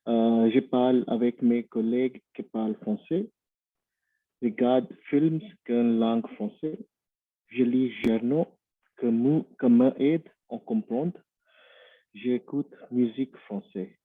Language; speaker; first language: French; non-native, learner; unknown